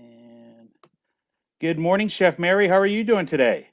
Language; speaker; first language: English; native; English